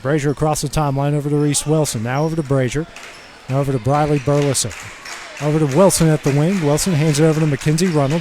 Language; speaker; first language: English; native; English